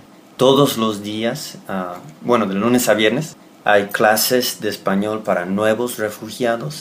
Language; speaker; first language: Spanish; non-native, fluent; English